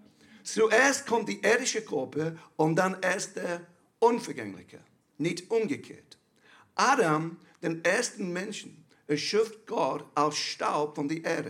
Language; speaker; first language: German; non-native, fluent; English